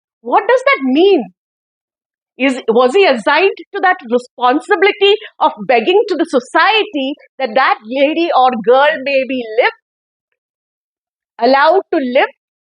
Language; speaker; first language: English; non-native, local second language; Malayalam